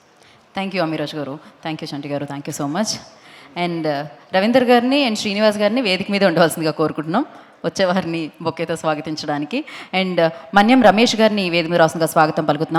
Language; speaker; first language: Telugu; native; Telugu